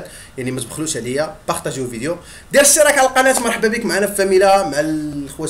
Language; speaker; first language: Arabic; native; Arabic